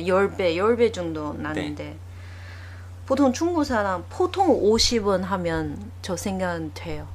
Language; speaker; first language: Korean; non-native, learner; Chinese